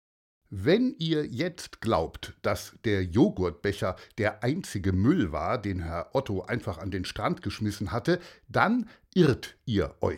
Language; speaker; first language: German; native; German